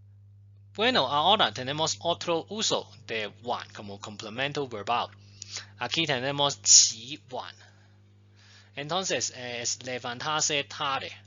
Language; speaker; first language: Spanish; non-native, fluent; Chinese